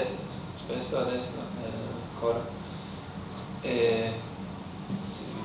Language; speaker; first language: Italian; non-native, learner; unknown